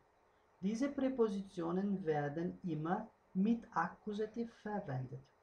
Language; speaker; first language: German; non-native, fluent; Uzbek